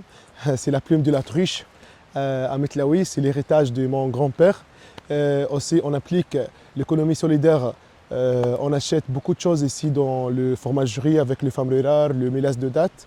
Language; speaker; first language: French; non-native, local second language; Arabic